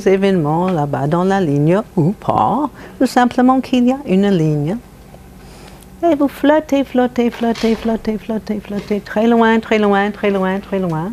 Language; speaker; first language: French; non-native, fluent; English